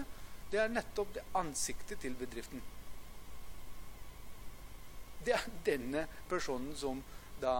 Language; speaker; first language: Norwegian; non-native, fluent; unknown